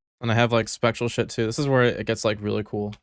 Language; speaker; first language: English; native; English